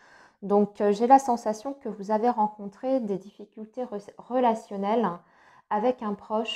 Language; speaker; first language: French; native; French